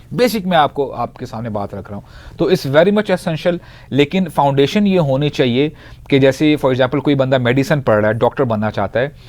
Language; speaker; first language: Urdu; early bilingual, heritage; Urdu